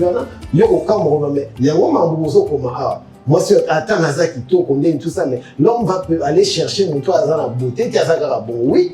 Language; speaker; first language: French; non-native, local second language; Lingala